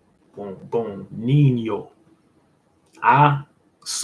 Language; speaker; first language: Spanish; non-native, learner; English